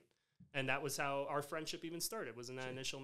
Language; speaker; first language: English; native; English